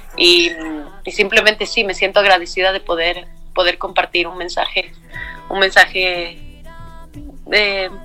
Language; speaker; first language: Spanish; native; Spanish